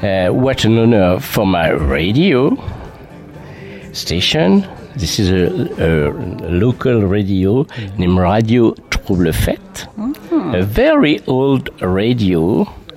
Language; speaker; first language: English; non-native, learner; French